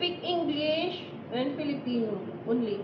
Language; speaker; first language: English; non-native, learner; Filipino